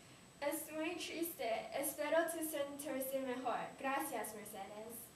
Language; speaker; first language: Spanish; non-native, learner; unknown